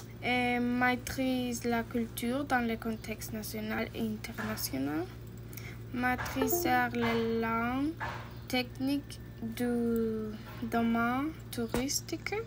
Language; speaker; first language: French; non-native, learner; Spanish